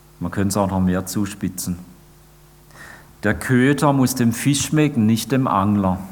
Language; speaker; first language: German; native; German